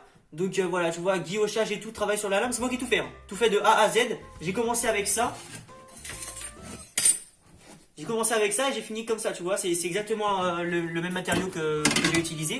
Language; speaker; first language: French; native; French